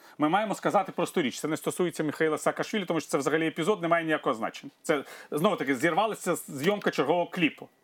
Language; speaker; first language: Ukrainian; non-native, local second language; Russian